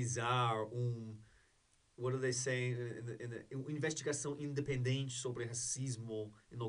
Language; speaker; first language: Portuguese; non-native, learner; English